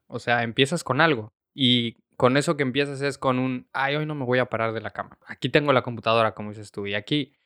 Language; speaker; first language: Spanish; native; Spanish